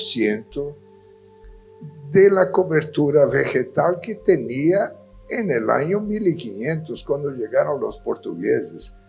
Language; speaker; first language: Spanish; non-native, fluent; Portuguese